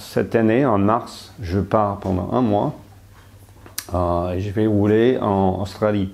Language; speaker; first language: French; non-native, fluent; English